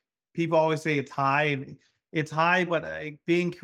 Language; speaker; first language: English; native; English